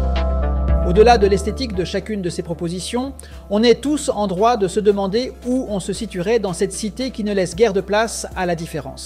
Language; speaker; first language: French; native; French